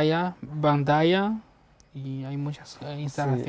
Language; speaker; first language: Spanish; non-native, learner; Chinese